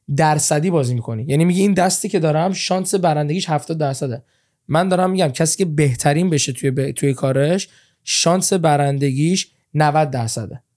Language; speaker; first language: Persian; early bilingual, heritage; Persian